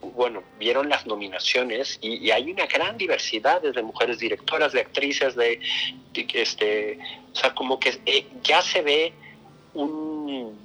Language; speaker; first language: Spanish; native; Spanish